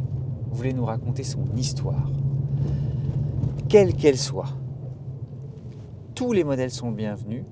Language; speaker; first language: French; native; French